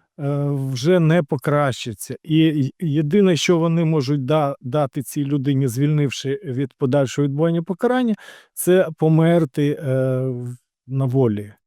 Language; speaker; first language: Ukrainian; native; Ukrainian